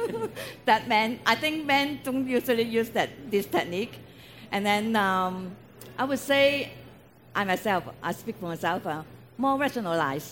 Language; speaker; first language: English; non-native, local second language; Cantonese